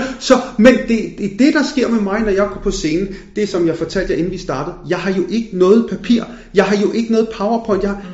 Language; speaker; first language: Danish; early bilingual, other home language; Punjabi